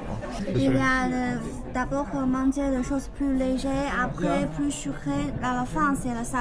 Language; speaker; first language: French; non-native, learner; Chinese